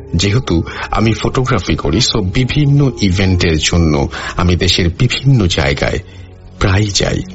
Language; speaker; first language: Bangla; native; Bangla